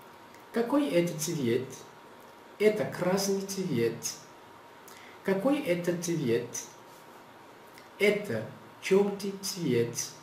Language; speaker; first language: Russian; non-native, learner; Portuguese